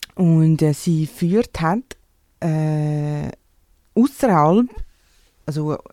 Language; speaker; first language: German; non-native, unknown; Portuguese